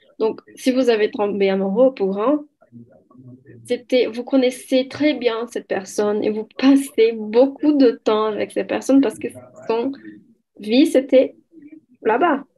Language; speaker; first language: French; non-native, learner; Portuguese